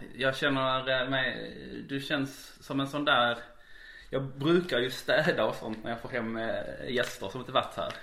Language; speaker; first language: Swedish; native; Swedish